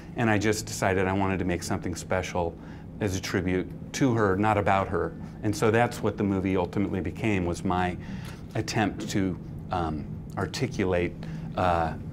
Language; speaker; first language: English; native; English